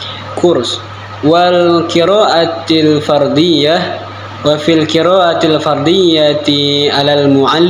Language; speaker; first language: Arabic; non-native, learner; Indonesian